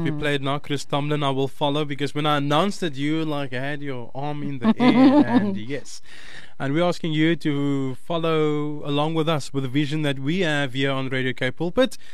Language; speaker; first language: English; non-native, local second language; Afrikaans